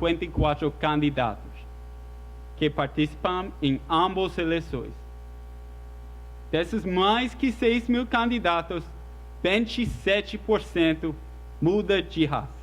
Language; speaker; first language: Portuguese; non-native, fluent; English